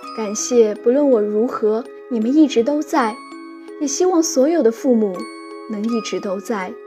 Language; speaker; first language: Chinese; native; Chinese